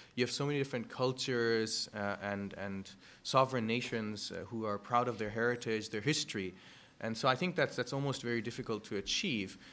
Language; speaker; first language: English; early bilingual, other home language; German